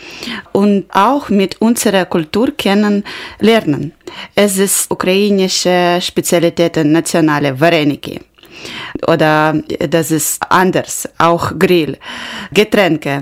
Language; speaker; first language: German; non-native, learner; Ukrainian